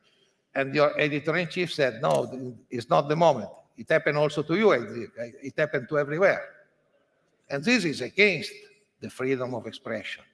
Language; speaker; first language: English; non-native, fluent; Italian